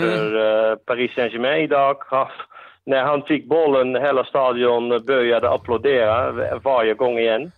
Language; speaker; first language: Swedish; non-native, fluent; Dutch